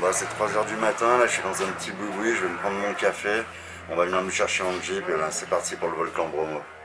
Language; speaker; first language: French; native; French